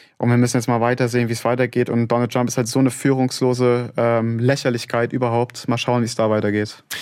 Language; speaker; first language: German; native; German